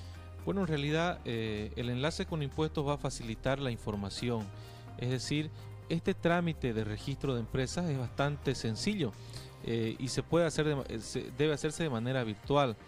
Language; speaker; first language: Spanish; native; Spanish